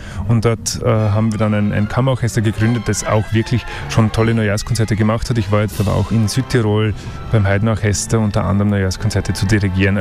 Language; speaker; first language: German; native; German